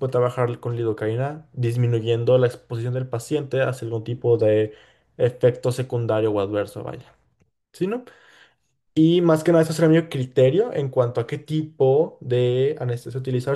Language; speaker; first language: Spanish; native; Spanish